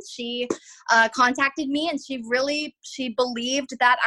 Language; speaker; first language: English; native; English